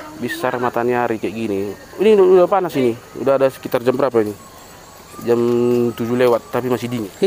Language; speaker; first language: Indonesian; native; Indonesian